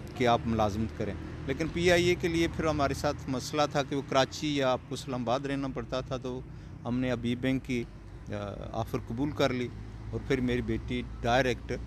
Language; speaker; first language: Urdu; non-native, local second language; Pahari-Potwari